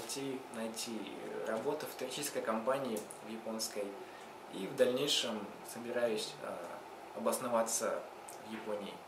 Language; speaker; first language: Russian; native; Russian